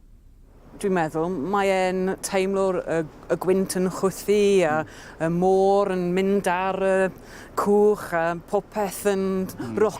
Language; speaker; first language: Welsh; non-native, local second language; English